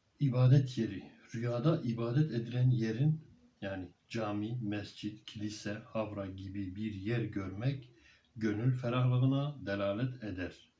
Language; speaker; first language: Turkish; native; Turkish